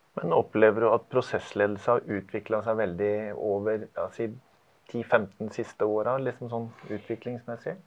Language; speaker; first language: Norwegian; native; Norwegian